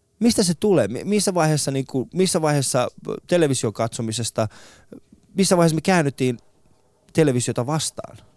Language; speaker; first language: Finnish; early bilingual, other home language; Persian